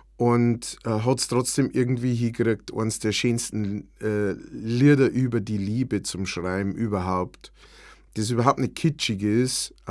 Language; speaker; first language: German; native; German